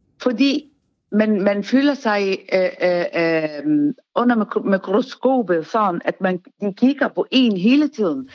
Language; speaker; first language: Danish; non-native, learner; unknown